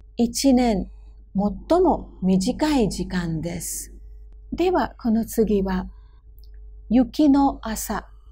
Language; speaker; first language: Japanese; non-native, fluent; Hindi